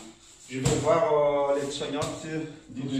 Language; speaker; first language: French; native; French